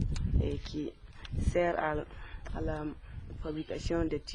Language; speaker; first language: French; non-native, local second language; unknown